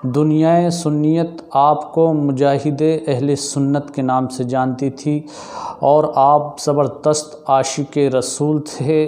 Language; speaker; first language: Urdu; native; Urdu